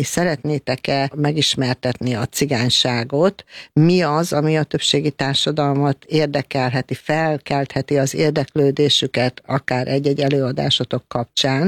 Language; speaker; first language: Hungarian; native; Hungarian